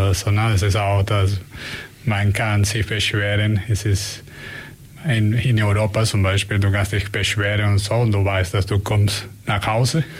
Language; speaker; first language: German; non-native, learner; Spanish